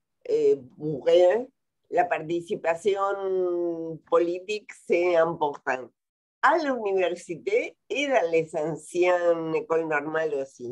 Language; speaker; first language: French; non-native, fluent; Spanish